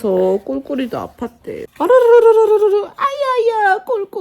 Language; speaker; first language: Korean; native; Korean